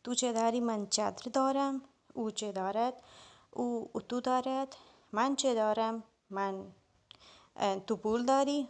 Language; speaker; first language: Persian; non-native, fluent; Urdu